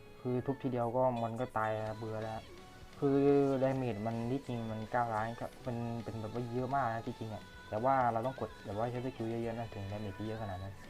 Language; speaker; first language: Thai; native; Thai